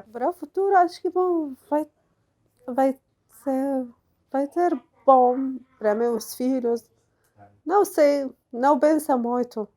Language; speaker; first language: Portuguese; non-native, learner; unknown